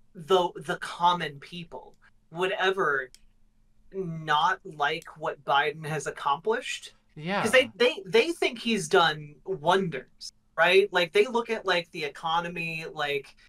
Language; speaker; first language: English; native; English